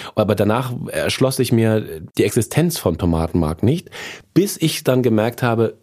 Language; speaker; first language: German; native; German